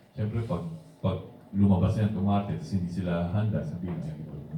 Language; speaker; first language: Filipino; native; Filipino